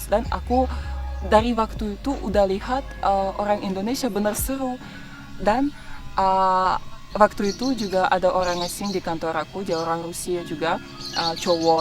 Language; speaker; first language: Indonesian; non-native, fluent; Russian